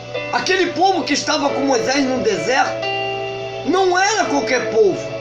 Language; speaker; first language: Portuguese; native; Portuguese